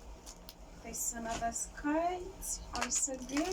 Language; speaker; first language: English; non-native, learner; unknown